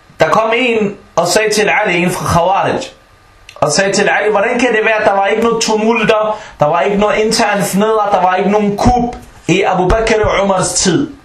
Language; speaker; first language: Danish; early bilingual, other home language; Arabic